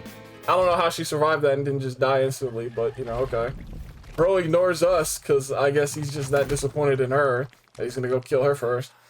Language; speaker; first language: English; native; English